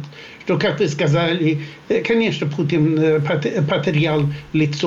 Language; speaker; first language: Russian; non-native, fluent; Swedish